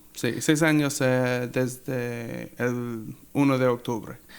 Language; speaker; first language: Spanish; non-native, learner; English